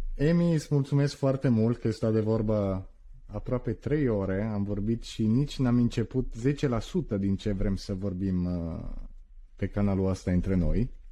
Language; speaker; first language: Romanian; early bilingual, heritage; Romanian